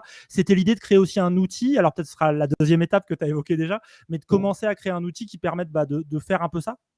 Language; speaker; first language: French; native; French